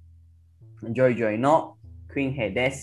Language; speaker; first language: Japanese; early bilingual, other home language; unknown